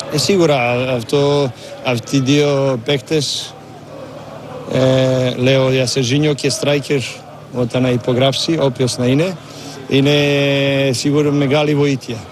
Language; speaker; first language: Greek; non-native, learner; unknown